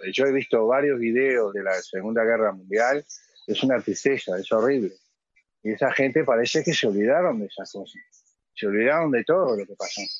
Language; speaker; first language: Spanish; native; Spanish